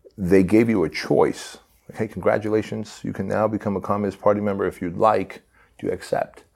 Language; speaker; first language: English; early bilingual, other home language; Armenian